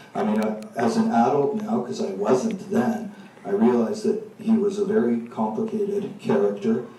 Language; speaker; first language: English; native; English